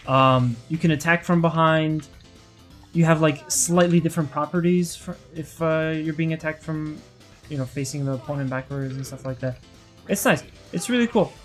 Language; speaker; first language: English; native; English